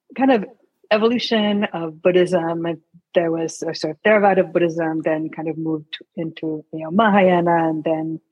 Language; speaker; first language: English; early bilingual, other home language; Sinhala